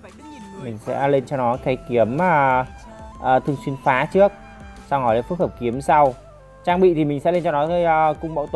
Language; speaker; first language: Vietnamese; native; Vietnamese